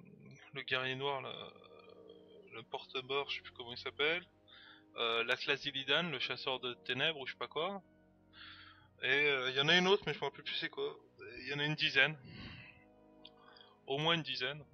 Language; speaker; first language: French; native; French